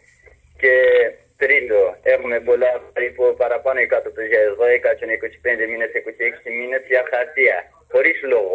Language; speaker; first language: Greek; non-native, learner; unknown